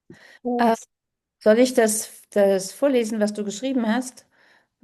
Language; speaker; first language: German; native; German